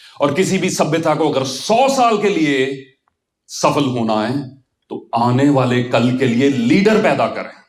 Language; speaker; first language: Hindi; non-native, local second language; Punjabi